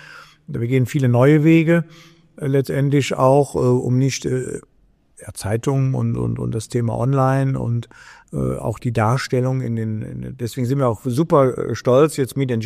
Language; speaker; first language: German; native; German